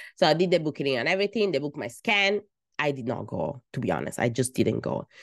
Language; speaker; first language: English; non-native, fluent; Italian